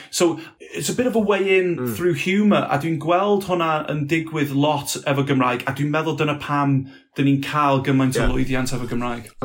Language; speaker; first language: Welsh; non-native, local second language; English